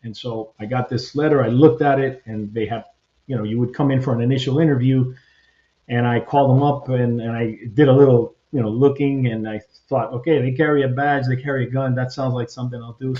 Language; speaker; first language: English; early bilingual, other home language; Spanish